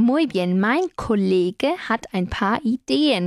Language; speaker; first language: German; non-native, fluent; Spanish